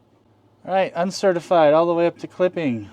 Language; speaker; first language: English; native; English